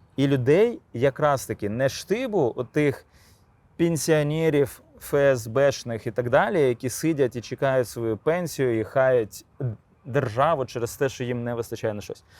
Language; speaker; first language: Ukrainian; non-native, local second language; Crimean Tatar